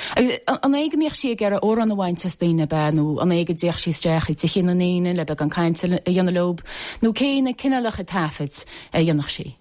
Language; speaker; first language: Irish; native; Irish